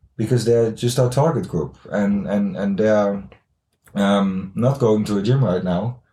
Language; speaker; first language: English; non-native, fluent; Dutch